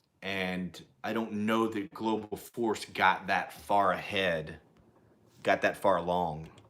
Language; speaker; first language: English; native; English